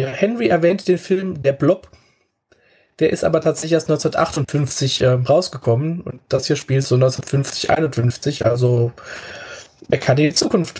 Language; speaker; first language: German; native; German